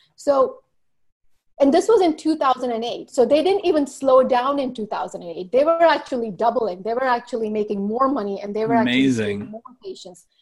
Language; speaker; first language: English; early bilingual, other home language; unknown